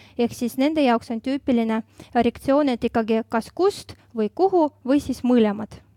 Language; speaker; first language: Estonian; non-native, local second language; Russian